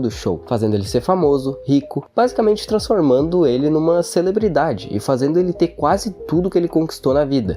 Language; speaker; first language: Portuguese; native; Portuguese